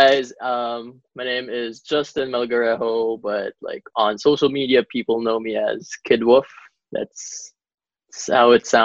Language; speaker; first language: English; non-native, local second language; Cebuano